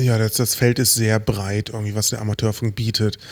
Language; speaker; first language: German; native; German